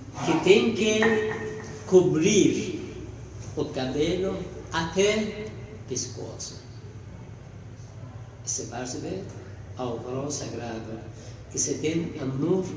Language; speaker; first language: Portuguese; non-native, fluent; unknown